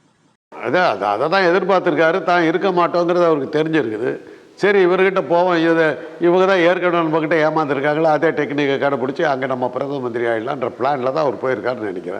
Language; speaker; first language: Tamil; native; Tamil